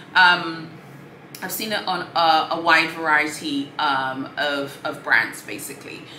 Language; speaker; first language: English; non-native, local second language; Swahili